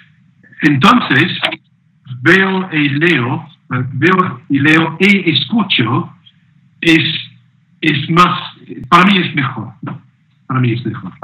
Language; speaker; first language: Spanish; non-native, learner; English